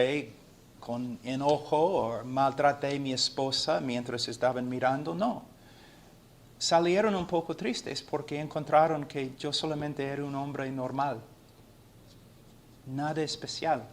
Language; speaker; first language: Spanish; non-native, fluent; English